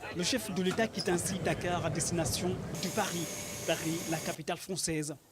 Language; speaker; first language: French; non-native, local second language; Wolof